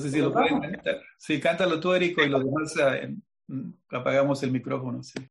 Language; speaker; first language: Spanish; native; Spanish